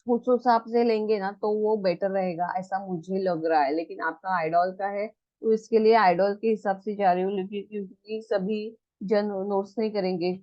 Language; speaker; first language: Hindi; non-native, local second language; Marathi